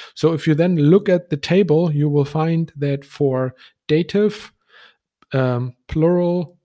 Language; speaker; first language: English; non-native, fluent; German